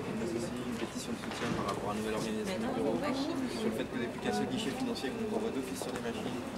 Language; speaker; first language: French; native; French